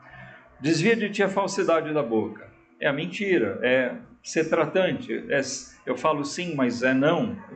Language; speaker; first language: Portuguese; native; Portuguese